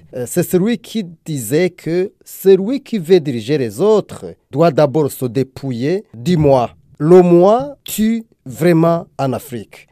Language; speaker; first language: French; non-native, local second language; Rundi